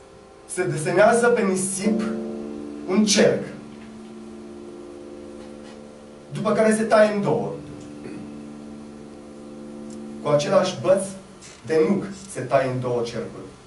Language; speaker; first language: Romanian; native; Romanian